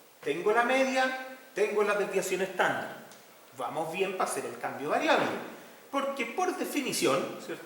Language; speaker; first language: Spanish; native; Spanish